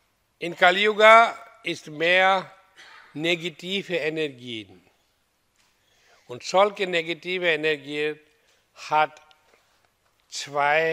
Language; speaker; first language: German; non-native, learner; Hindi